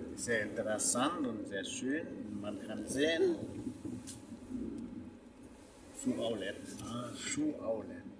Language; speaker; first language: German; non-native, learner; Vietnamese